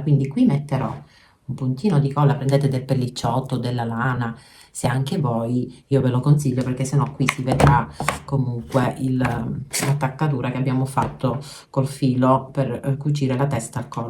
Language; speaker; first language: Italian; native; Italian